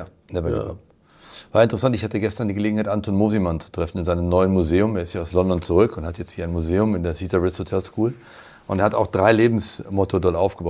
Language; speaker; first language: German; native; German